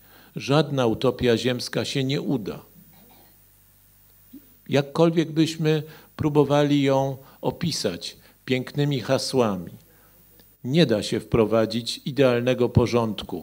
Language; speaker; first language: Polish; native; Polish